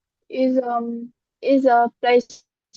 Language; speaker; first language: English; non-native, learner; Vietnamese